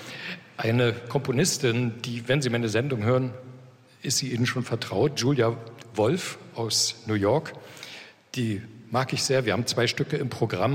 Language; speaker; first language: German; native; German